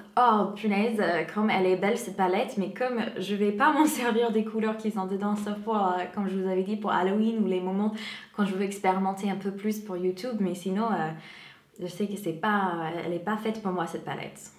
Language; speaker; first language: French; non-native, fluent; English